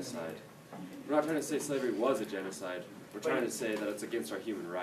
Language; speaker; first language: English; native; English